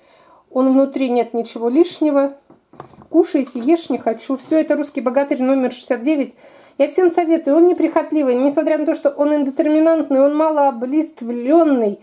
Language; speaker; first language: Russian; native; Russian